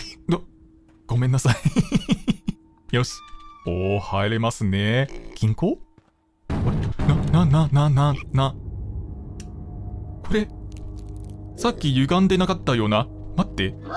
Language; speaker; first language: Japanese; non-native, fluent; English